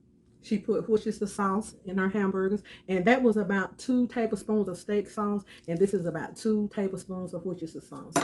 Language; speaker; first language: English; native; English